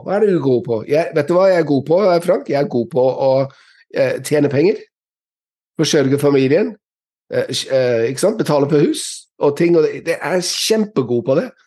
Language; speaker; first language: Norwegian; non-native, fluent; English